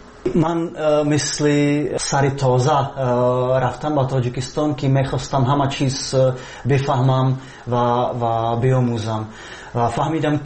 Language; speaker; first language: Persian; non-native, fluent; Czech